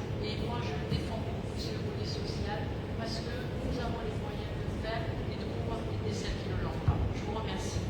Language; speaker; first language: French; non-native, local second language; Arabic